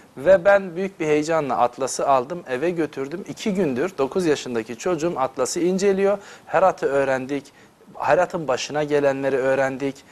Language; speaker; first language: Turkish; native; Turkish